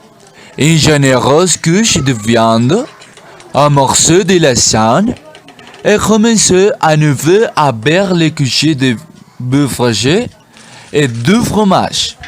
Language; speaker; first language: French; non-native, learner; Spanish